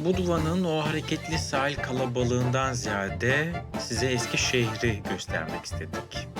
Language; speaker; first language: Turkish; native; Turkish